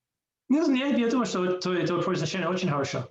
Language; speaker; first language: Russian; non-native, learner; English